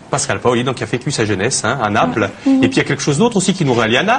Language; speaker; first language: French; native; French